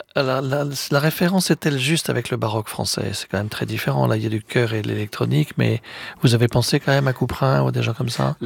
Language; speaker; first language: French; native; French